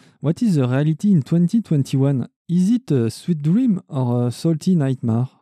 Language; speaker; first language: English; non-native, learner; French